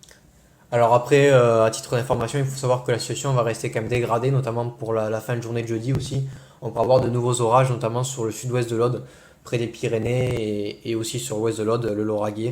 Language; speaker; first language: French; native; French